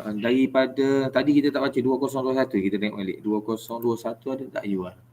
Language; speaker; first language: Malay; native; Malay